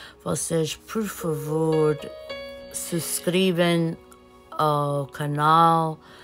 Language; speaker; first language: Portuguese; early bilingual, heritage; Portuguese